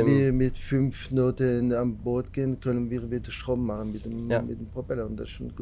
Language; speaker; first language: German; non-native, learner; French